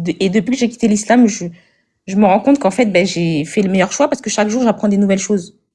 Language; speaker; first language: French; native; French